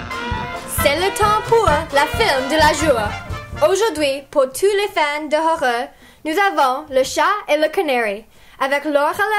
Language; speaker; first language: French; non-native, learner; English